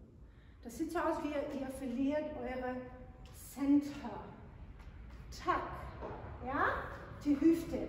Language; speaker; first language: German; non-native, fluent; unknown